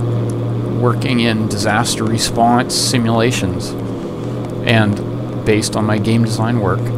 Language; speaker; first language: English; native; English